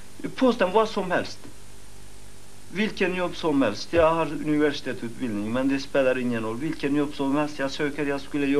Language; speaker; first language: Swedish; non-native, fluent; Kurdish